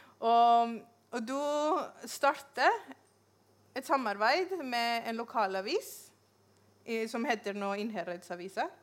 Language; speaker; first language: Norwegian; non-native, fluent; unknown